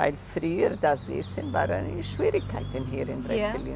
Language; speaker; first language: German; non-native, local second language; Portuguese